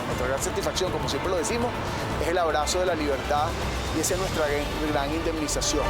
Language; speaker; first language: Spanish; native; Spanish